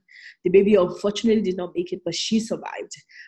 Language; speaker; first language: English; non-native, local second language; Yoruba